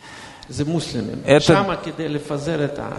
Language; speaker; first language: Hebrew; non-native, fluent; Russian